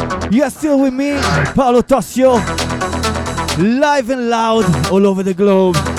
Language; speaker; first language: English; non-native, fluent; Italian